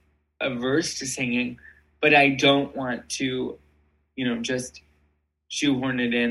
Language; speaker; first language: English; native; English